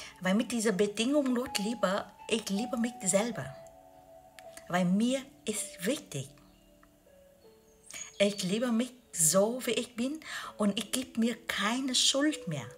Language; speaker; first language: German; non-native, learner; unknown